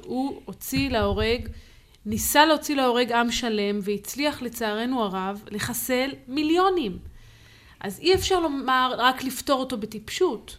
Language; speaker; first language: Hebrew; native; Hebrew